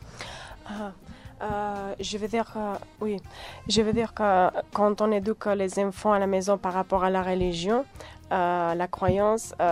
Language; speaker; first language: French; non-native, fluent; Catalan